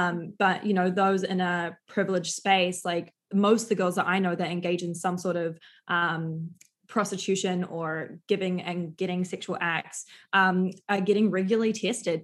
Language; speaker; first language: English; native; English